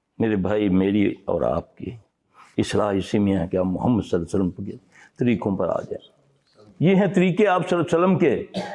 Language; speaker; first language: Urdu; non-native, local second language; Punjabi